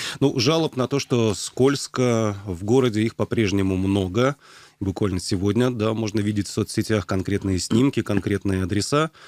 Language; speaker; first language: Russian; native; Russian